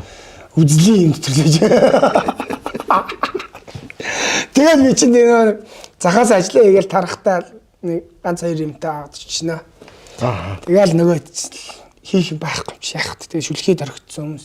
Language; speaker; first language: Mongolian; native; Mongolian